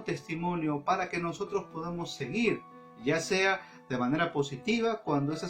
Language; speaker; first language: Spanish; native; Spanish